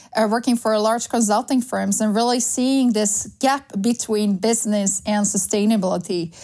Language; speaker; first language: English; non-native, fluent; Slovak